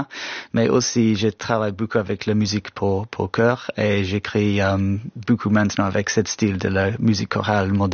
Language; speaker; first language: French; non-native, fluent; English